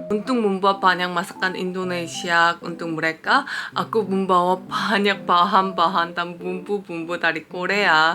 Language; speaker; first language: Indonesian; non-native, fluent; Korean